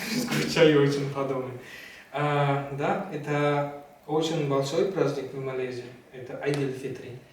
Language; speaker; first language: Russian; non-native, learner; Malay